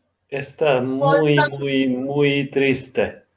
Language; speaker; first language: Spanish; non-native, learner; English